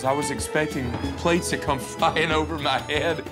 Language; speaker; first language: English; native; English